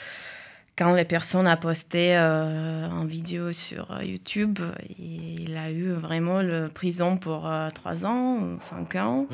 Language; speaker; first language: French; non-native, fluent; Russian